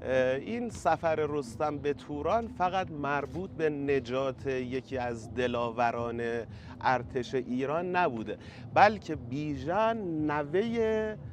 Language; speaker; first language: Persian; native; Persian